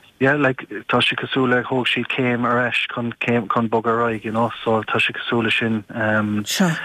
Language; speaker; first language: Irish; non-native, local second language; English